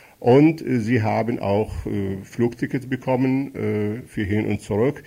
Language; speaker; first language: German; non-native, fluent; Arabic